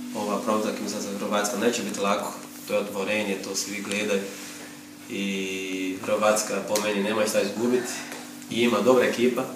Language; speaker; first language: Croatian; non-native, learner; Portuguese